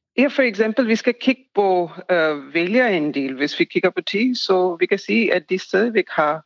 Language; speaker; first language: Danish; non-native, fluent; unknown